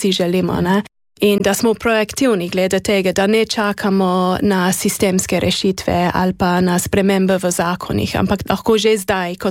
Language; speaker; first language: Slovenian; non-native, fluent; English